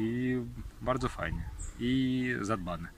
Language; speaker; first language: Polish; non-native, learner; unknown